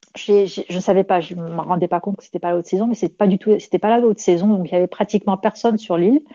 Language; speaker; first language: French; non-native, local second language; Arabic